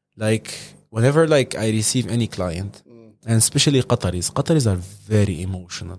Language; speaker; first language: English; non-native, fluent; Arabic